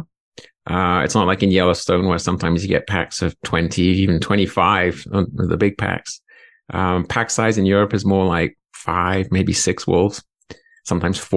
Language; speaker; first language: English; native; English